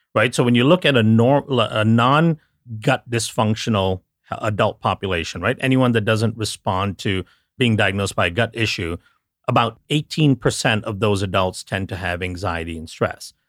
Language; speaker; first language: English; non-native, local second language; Tamil